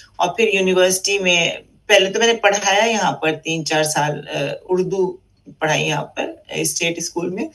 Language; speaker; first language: Urdu; native; Urdu